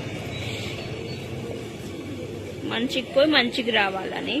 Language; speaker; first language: Telugu; non-native, local second language; Hindi